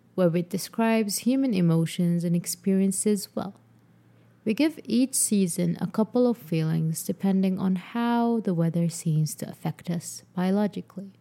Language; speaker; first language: English; non-native, fluent; Arabic